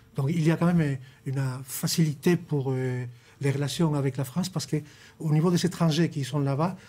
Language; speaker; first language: French; non-native, fluent; Spanish